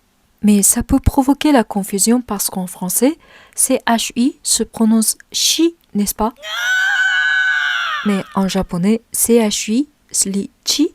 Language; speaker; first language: French; non-native, fluent; Japanese